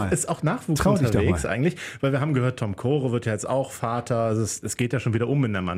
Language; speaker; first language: German; native; German